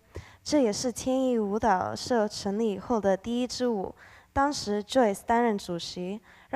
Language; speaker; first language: Chinese; non-native, learner; English